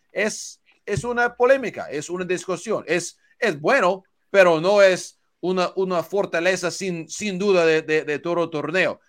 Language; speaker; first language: Spanish; non-native, learner; English